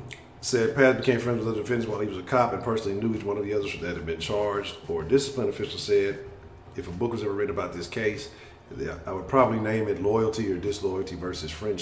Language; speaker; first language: English; native; English